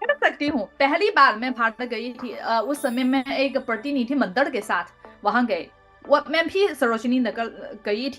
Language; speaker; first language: Hindi; non-native, learner; Chinese